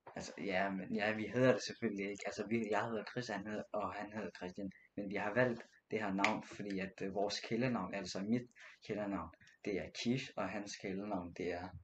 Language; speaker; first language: Danish; early bilingual, other home language; Nepali